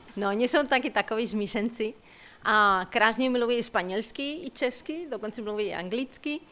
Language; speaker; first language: Czech; non-native, fluent; Spanish